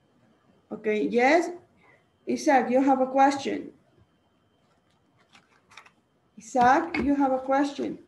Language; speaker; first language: English; non-native, learner; Spanish